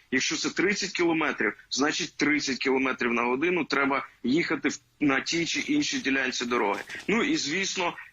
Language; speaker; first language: Ukrainian; native; Ukrainian